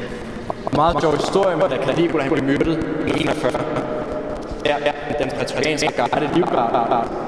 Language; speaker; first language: Danish; native; Danish